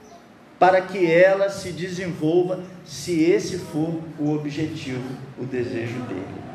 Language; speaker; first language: Portuguese; native; Portuguese